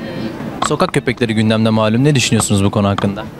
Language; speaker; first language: Turkish; native; Turkish